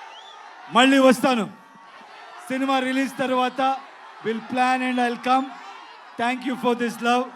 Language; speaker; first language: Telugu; non-native, learner; Kannada